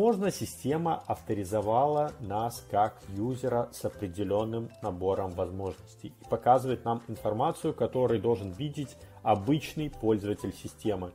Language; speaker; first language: Russian; native; Russian